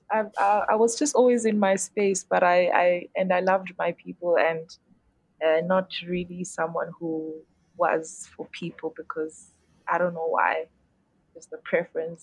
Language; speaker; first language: English; non-native, local second language; Xhosa